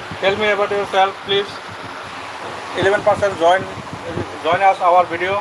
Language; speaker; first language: English; non-native, learner; Bangla